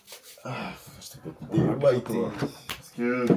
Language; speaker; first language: French; native; French